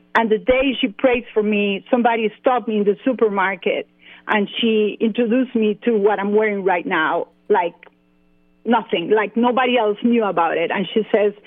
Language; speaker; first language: English; non-native, fluent; Spanish